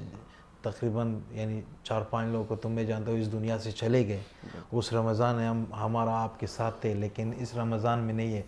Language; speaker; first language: Hindi; non-native, fluent; Pashto